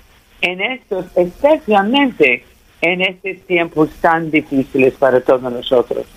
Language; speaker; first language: Spanish; early bilingual, heritage; Spanish